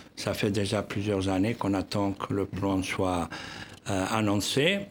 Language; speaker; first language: French; non-native, fluent; Spanish